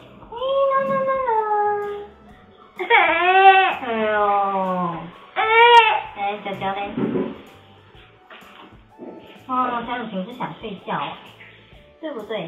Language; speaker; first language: Chinese; native; Chinese